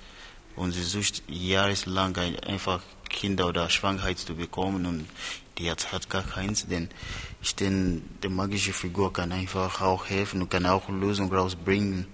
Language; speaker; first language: German; non-native, fluent; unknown